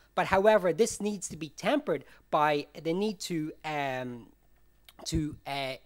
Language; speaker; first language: English; native; English